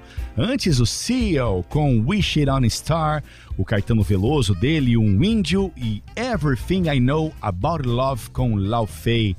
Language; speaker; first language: Portuguese; native; Portuguese